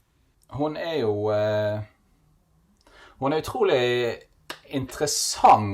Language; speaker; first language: Norwegian; native; Norwegian